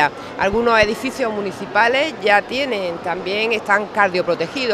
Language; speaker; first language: Spanish; native; Spanish